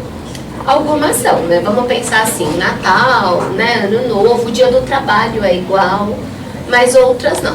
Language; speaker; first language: Portuguese; early bilingual, other home language; Spanish